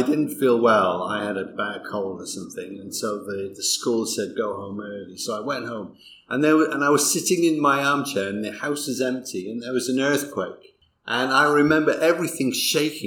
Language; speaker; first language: English; native; English